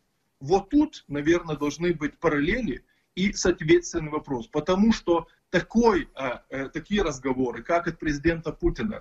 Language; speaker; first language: Russian; non-native, fluent; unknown